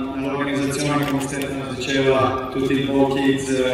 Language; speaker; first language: Italian; non-native, fluent; Serbian